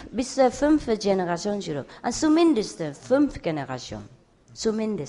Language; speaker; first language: German; non-native, learner; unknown